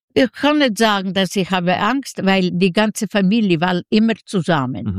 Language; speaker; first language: German; non-native, fluent; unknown